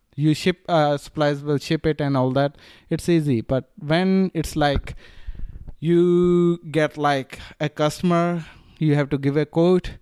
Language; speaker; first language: English; non-native, local second language; Punjabi